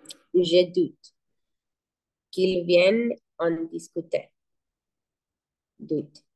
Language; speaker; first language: French; non-native, learner; Spanish